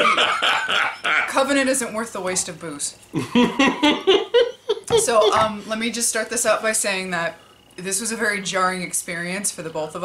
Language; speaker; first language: English; native; English